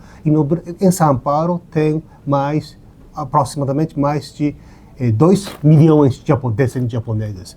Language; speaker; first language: Portuguese; non-native, learner; Japanese